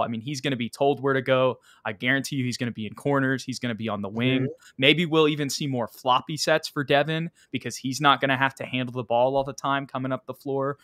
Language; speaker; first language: English; native; English